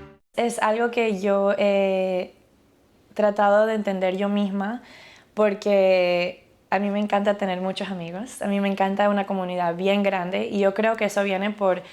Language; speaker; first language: Spanish; early bilingual, other home language; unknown